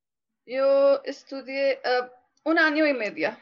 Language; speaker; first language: Spanish; non-native, learner; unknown